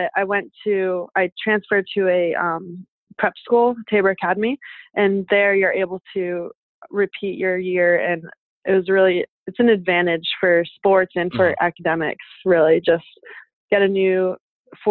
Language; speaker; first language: English; native; English